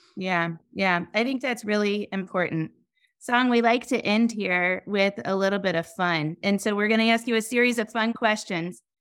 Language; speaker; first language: English; native; English